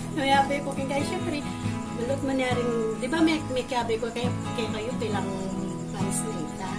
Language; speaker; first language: Filipino; non-native, local second language; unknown